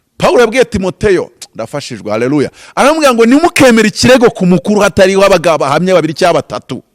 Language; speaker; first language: Kinyarwanda; native; Kinyarwanda